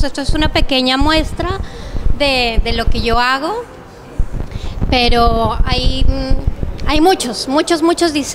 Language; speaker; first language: Spanish; native; Spanish